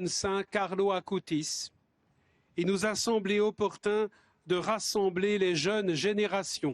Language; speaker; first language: French; native; French